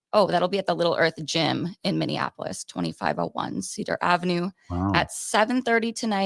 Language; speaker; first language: English; native; English